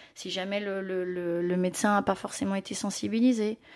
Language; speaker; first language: French; native; French